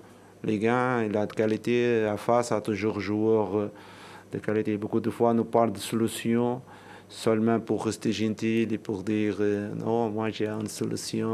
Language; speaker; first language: French; non-native, learner; Portuguese